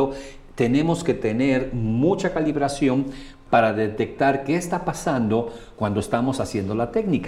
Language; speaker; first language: Spanish; native; Spanish